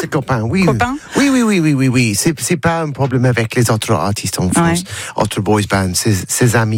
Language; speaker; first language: French; non-native, learner; English